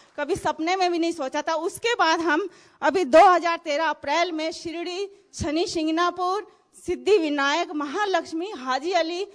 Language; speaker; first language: Hindi; native; Hindi